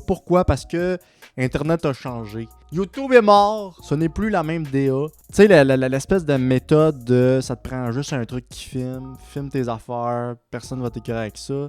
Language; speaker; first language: French; native; French